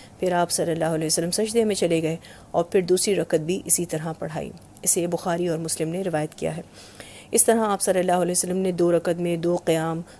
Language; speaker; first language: Urdu; native; Urdu